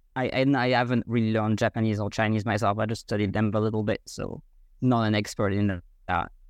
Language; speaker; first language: English; non-native, fluent; French